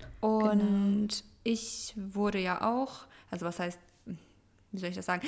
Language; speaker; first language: German; early bilingual, other home language; Russian